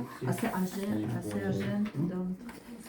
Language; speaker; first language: French; non-native, learner; Russian